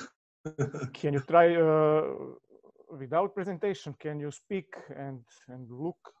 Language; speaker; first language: English; non-native, learner; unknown